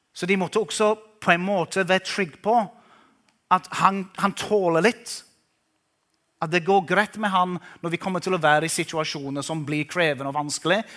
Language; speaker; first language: Norwegian; non-native, fluent; English